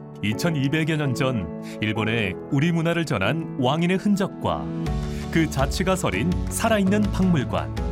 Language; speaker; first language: Korean; native; Korean